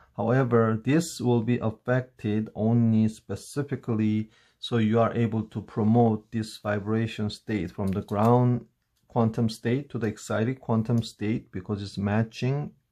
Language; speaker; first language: English; non-native, fluent; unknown